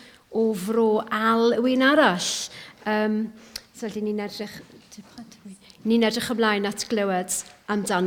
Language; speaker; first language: Welsh; native; Welsh